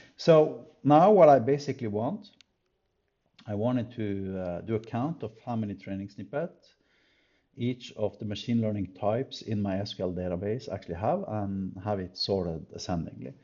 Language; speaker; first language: English; non-native, fluent; Norwegian